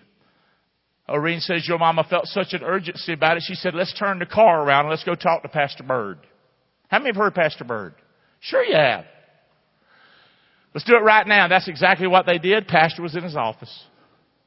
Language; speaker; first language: English; native; English